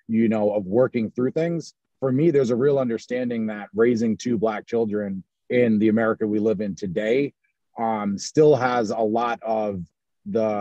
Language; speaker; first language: English; native; English